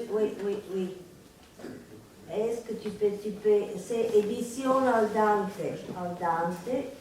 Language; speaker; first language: French; non-native, fluent; Serbian